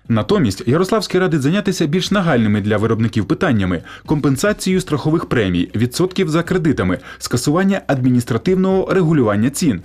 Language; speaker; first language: Ukrainian; native; Ukrainian